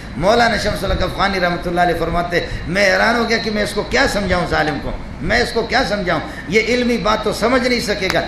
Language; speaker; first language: Urdu; non-native, local second language; Brahui